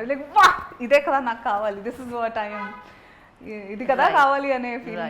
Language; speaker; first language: Telugu; native; Telugu